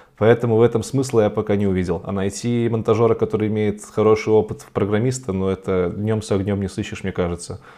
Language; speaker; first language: Russian; native; Russian